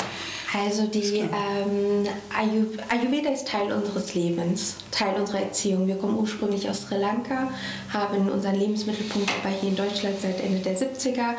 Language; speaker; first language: German; early bilingual, other home language; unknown